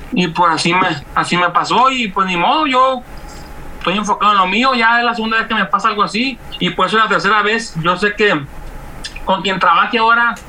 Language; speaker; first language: Spanish; native; Spanish